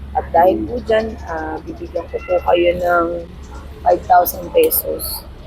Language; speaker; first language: Filipino; native; Filipino